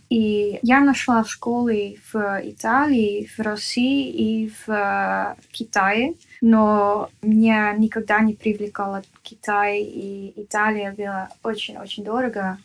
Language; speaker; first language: Russian; non-native, fluent; Dutch